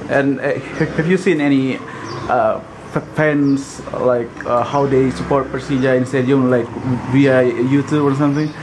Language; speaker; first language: English; non-native, fluent; Indonesian